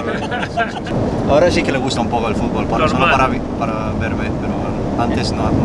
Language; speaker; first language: Spanish; non-native, fluent; Swedish